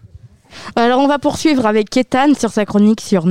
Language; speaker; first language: French; native; French